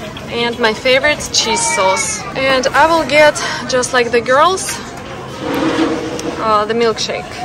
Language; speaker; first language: English; non-native, fluent; Russian